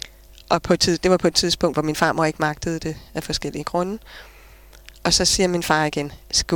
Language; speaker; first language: Danish; native; Danish